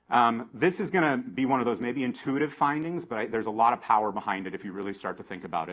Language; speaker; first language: English; native; English